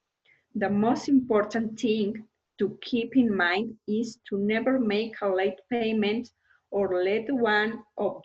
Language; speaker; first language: English; non-native, learner; Spanish